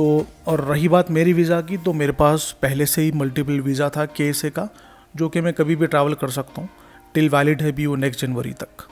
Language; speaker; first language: Hindi; native; Hindi